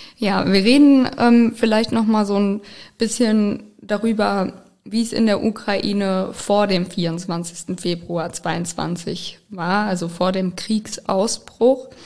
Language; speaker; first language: German; native; German